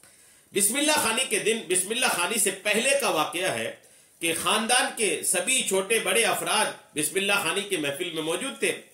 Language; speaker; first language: Urdu; native; Urdu